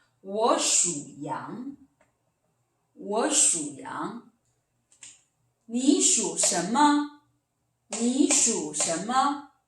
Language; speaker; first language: Chinese; non-native, fluent; Korean